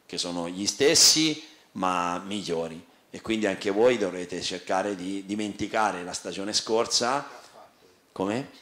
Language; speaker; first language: Italian; native; Italian